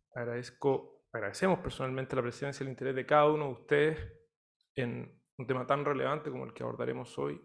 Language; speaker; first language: Spanish; native; Spanish